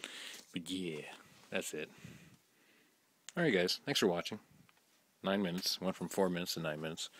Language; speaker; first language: English; native; English